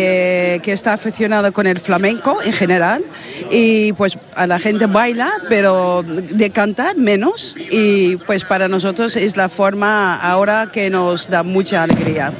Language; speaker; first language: Spanish; non-native, fluent; Dutch